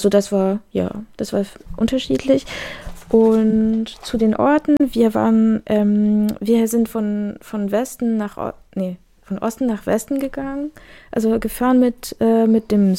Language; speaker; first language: German; native; German